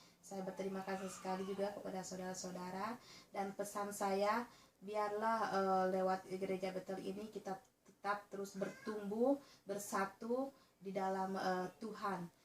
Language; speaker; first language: Indonesian; native; Indonesian